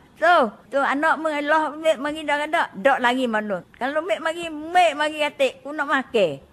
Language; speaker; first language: Malay; native; Malay